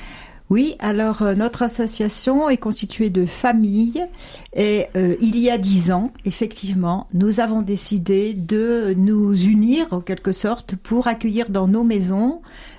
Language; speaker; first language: French; native; French